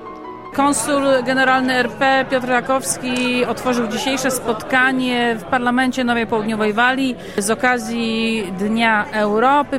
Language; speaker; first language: Polish; native; Polish